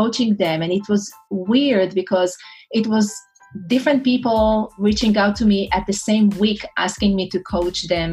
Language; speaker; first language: English; non-native, fluent; Hebrew